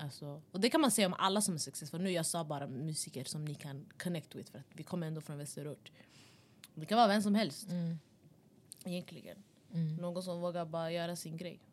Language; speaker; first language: Swedish; early bilingual, other home language; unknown